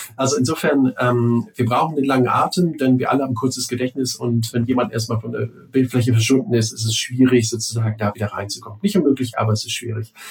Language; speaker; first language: German; native; German